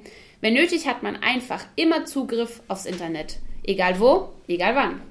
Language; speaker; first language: German; non-native, fluent; French